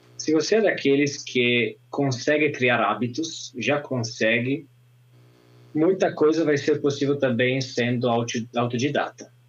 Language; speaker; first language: Portuguese; non-native, fluent; Italian